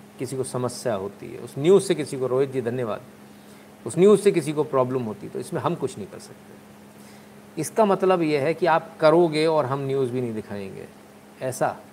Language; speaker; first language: Hindi; native; Hindi